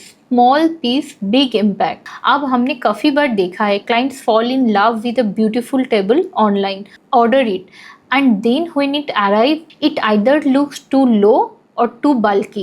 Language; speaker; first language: English; non-native, local second language; Hindi